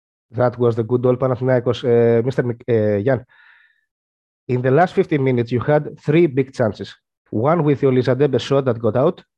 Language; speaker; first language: English; non-native, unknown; Greek